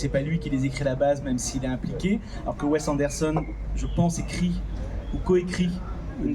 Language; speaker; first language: French; native; French